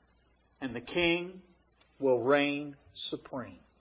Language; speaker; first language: English; native; English